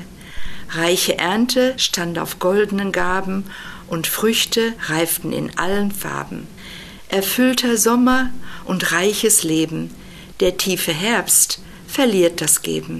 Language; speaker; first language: German; native; German